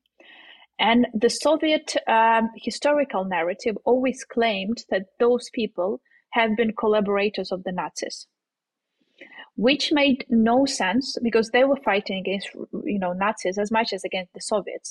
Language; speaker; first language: English; non-native, fluent; Ukrainian